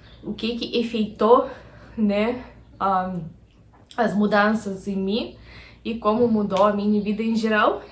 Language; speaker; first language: Portuguese; non-native, fluent; Russian